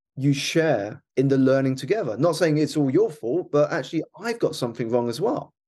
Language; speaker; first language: English; native; English